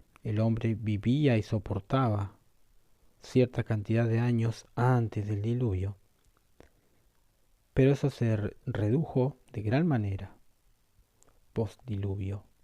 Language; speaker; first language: Spanish; native; Spanish